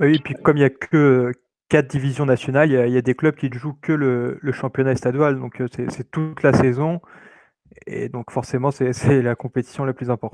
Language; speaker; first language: French; native; French